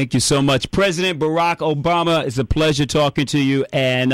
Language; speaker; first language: English; native; English